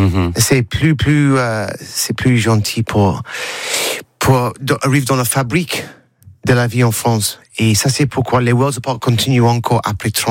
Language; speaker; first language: French; non-native, learner; English